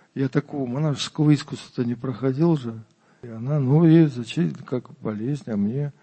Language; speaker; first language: Russian; native; Russian